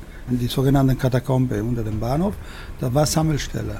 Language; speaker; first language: German; non-native, fluent; Italian